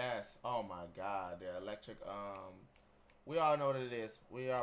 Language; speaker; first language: English; native; English